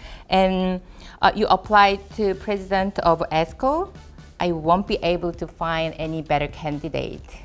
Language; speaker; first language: English; non-native, fluent; Korean